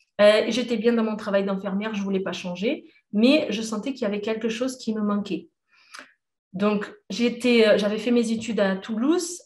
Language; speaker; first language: French; non-native, fluent; Portuguese